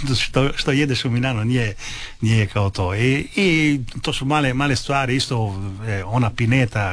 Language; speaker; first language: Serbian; early bilingual, heritage; Italian